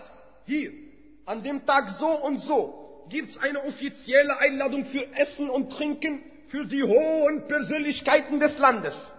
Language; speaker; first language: German; non-native, fluent; Arabic